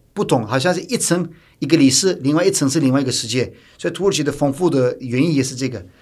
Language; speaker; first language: Chinese; non-native, fluent; Turkish